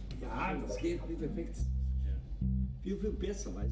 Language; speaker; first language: German; non-native, learner; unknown